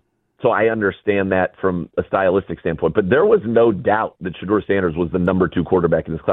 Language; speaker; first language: English; native; English